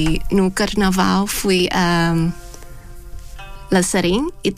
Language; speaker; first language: Portuguese; non-native, fluent; Thai